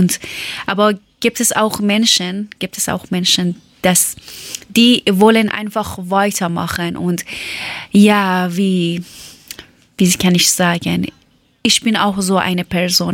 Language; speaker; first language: German; non-native, learner; Persian